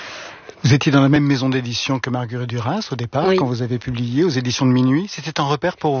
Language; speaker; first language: French; native; French